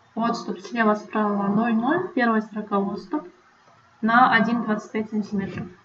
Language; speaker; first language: Russian; non-native, local second language; Kazakh